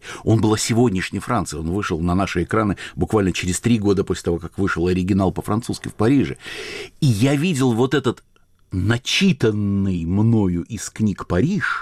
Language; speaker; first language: Russian; native; Russian